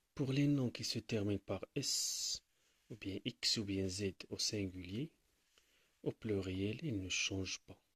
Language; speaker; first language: French; non-native, local second language; Arabic